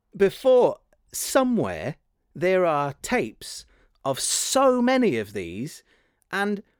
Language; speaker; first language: English; native; English